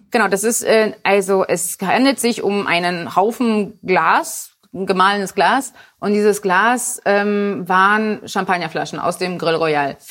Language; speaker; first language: German; early bilingual, other home language; Polish